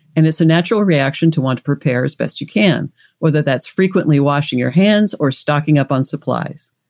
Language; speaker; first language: English; native; English